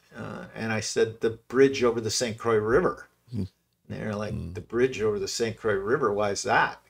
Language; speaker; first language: English; native; English